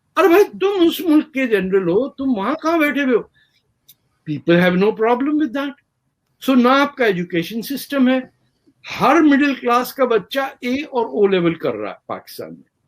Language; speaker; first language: Urdu; native; Urdu